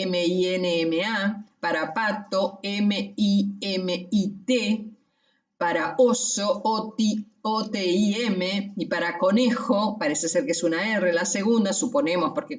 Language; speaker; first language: Spanish; native; Spanish